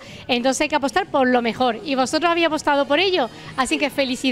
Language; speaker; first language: Spanish; native; Spanish